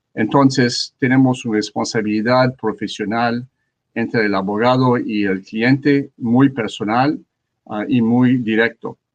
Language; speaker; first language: Spanish; non-native, learner; French